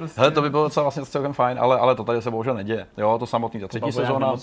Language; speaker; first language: Czech; native; Czech